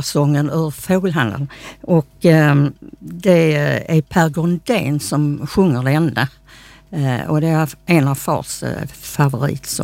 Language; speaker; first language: Swedish; native; Swedish